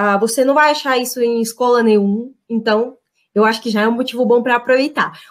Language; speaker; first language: Portuguese; non-native, fluent; Russian